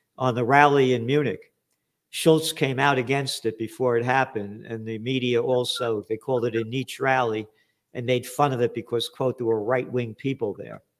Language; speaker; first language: English; native; English